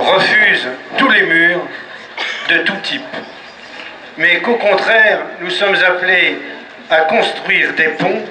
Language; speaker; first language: French; native; French